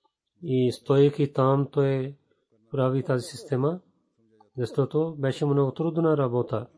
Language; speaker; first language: Bulgarian; non-native, learner; Urdu